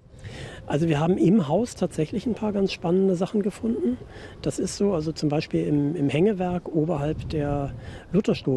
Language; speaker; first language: German; native; German